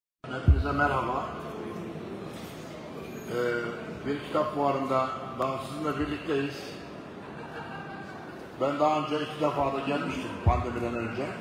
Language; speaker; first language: Turkish; native; Turkish